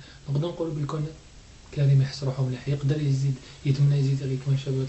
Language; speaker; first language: Arabic; native; Arabic